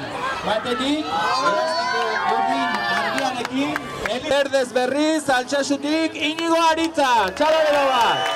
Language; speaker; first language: Basque; native; Basque